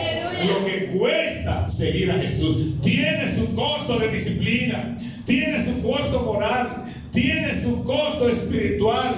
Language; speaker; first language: Spanish; native; Spanish